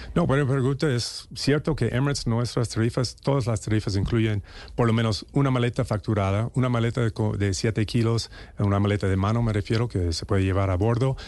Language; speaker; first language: Spanish; non-native, fluent; English